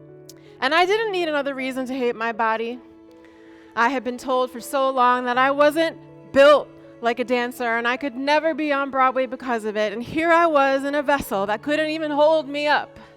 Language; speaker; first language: English; native; English